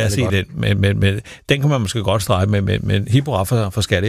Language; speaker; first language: Danish; native; Danish